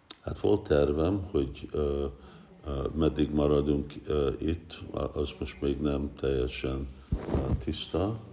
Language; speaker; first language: Hungarian; early bilingual, heritage; Hungarian